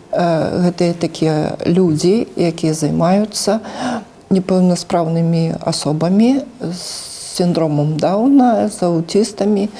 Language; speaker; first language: Belarusian; native; Belarusian